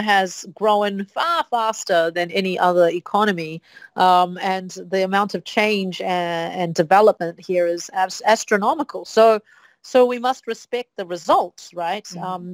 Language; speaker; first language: English; native; English